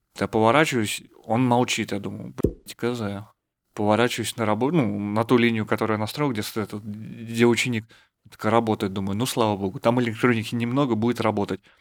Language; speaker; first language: Russian; native; Russian